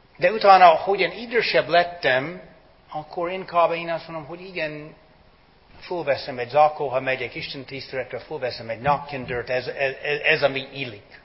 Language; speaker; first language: Hungarian; non-native, fluent; English